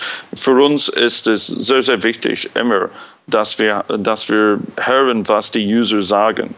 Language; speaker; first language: German; non-native, fluent; English